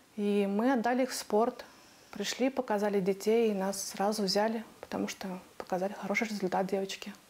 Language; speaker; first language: Russian; native; Russian